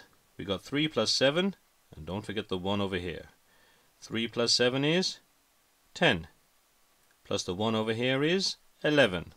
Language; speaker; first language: English; native; English